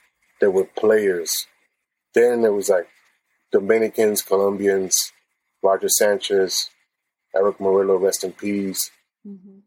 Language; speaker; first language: English; non-native, fluent; Spanish